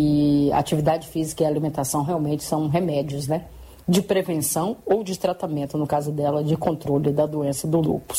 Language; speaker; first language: Portuguese; native; Portuguese